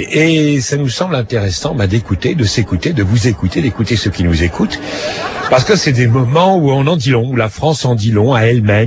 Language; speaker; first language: French; native; French